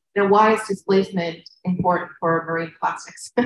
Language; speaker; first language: English; native; English